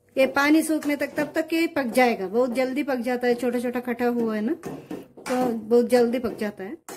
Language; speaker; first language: Hindi; non-native, local second language; Kannada